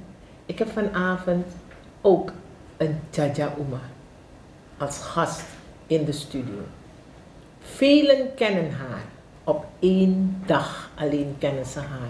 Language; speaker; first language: Dutch; non-native, local second language; Javanese